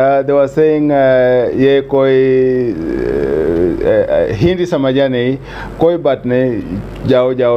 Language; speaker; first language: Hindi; non-native, learner; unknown